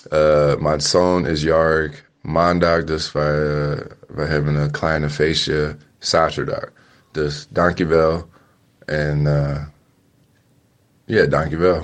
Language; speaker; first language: Dutch; non-native, learner; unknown